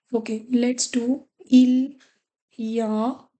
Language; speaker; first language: French; non-native, fluent; Hindi